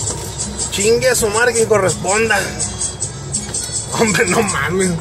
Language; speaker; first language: Spanish; native; Spanish